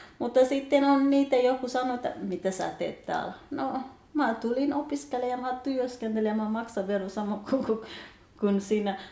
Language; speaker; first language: Finnish; non-native, learner; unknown